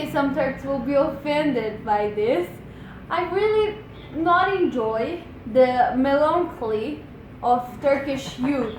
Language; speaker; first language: English; non-native, fluent; Portuguese